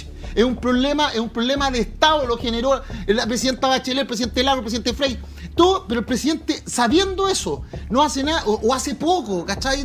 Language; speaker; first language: Spanish; native; Spanish